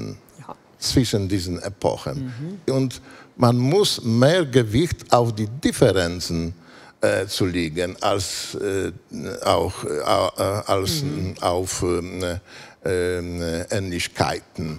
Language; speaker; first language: German; non-native, fluent; Polish